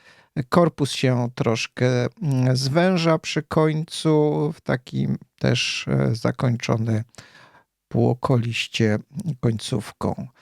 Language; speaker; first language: Polish; native; Polish